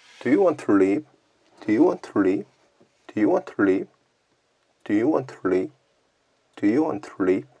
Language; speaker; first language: English; non-native, learner; Korean